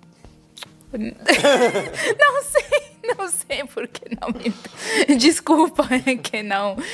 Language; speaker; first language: Portuguese; non-native, fluent; Russian